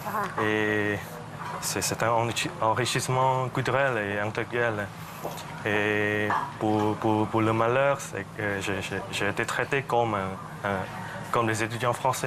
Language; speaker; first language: French; non-native, fluent; Khmer